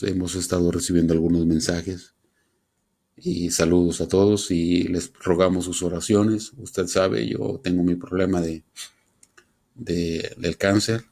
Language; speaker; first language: Spanish; native; Spanish